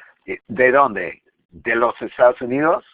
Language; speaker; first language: Spanish; non-native, fluent; English